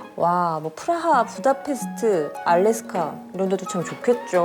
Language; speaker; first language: Korean; native; Korean